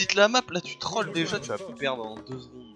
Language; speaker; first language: French; native; French